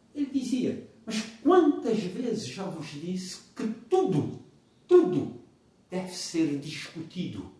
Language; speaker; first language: Portuguese; non-native, local second language; Kabuverdianu